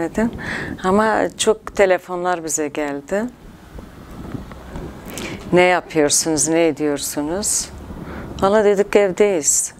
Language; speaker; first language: Turkish; non-native, local second language; Kurdish